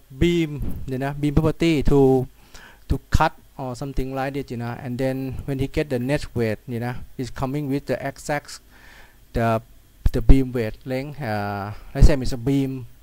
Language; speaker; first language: English; non-native, learner; Thai